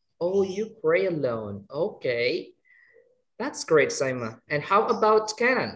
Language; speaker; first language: English; non-native, fluent; Indonesian